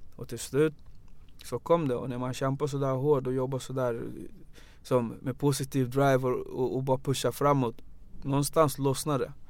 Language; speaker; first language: Swedish; early bilingual, other home language; Wolof